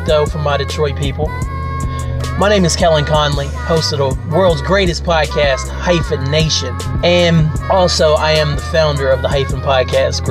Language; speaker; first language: English; native; English